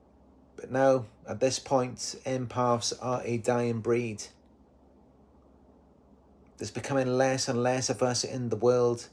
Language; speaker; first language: English; native; English